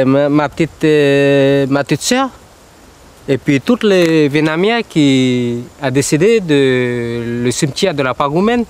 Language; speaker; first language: French; early bilingual, heritage; Vietnamese